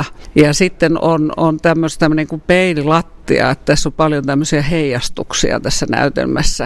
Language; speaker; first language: Finnish; native; Finnish